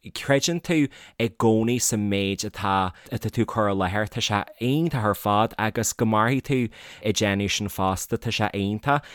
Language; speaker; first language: Irish; native; Irish